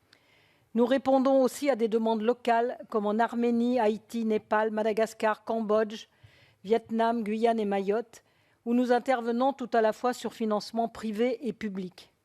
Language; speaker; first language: French; native; French